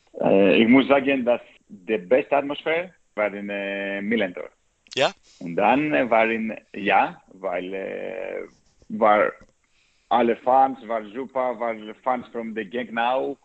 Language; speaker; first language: German; non-native, learner; Greek